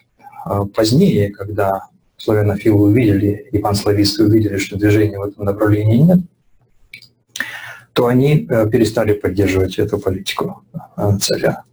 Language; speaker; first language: Russian; native; Russian